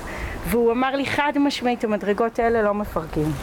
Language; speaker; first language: Hebrew; native; Hebrew